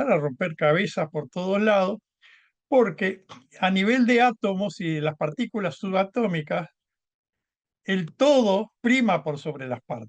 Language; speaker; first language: Spanish; native; Spanish